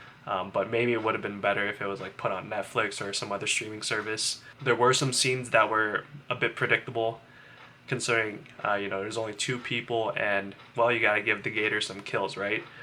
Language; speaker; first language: English; native; English